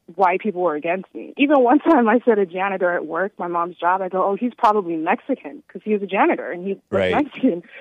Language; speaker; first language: English; native; English